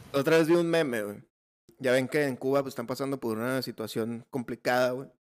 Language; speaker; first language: Spanish; native; Spanish